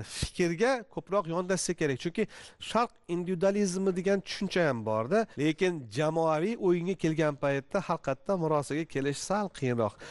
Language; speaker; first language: Uzbek; native; Uzbek